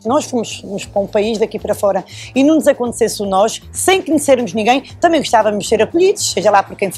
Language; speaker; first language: Portuguese; native; Portuguese